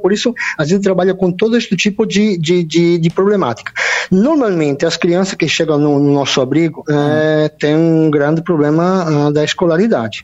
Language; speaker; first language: Portuguese; non-native, fluent; Italian